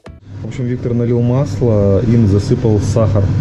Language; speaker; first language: Russian; native; Russian